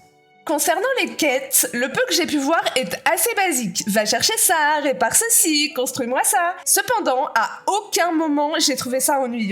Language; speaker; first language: French; native; French